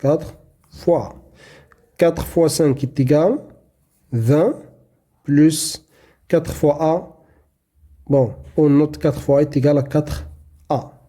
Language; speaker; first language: French; non-native, local second language; Arabic